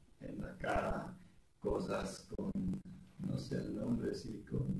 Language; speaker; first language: Spanish; non-native, learner; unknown